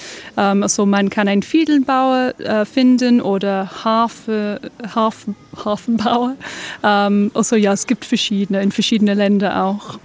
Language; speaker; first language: German; non-native, fluent; English